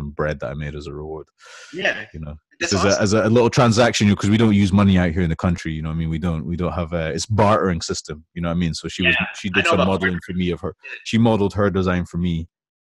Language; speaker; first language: English; native; English